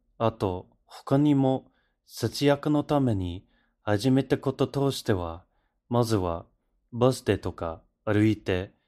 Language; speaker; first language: Japanese; non-native, fluent; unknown